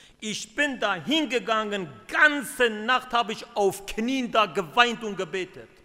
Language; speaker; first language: German; non-native, fluent; Kurdish